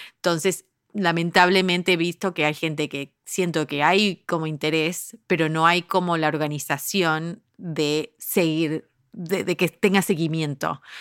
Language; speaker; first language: Spanish; early bilingual, heritage; Spanish